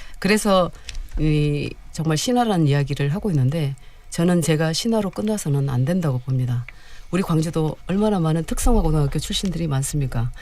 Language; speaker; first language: Korean; native; Korean